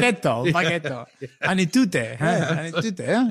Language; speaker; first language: German; non-native, learner; Italian